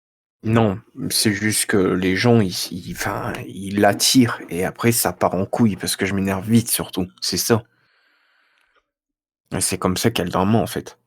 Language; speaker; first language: French; native; French